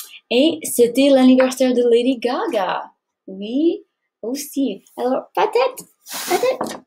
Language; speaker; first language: French; non-native, fluent; English